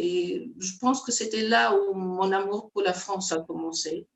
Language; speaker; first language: French; non-native, fluent; German